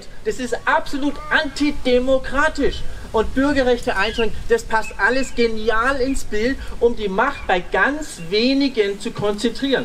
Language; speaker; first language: German; native; German